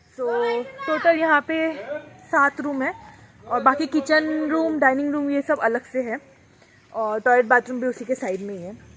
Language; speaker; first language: Hindi; native; Hindi